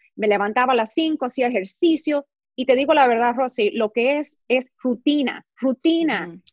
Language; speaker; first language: Spanish; early bilingual, heritage; Spanish